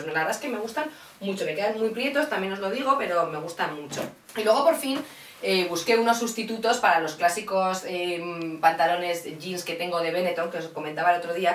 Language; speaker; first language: Spanish; native; Spanish